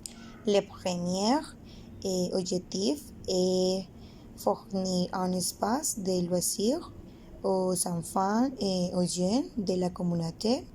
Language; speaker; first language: French; non-native, learner; Spanish